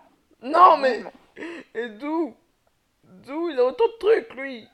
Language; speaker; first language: French; native; French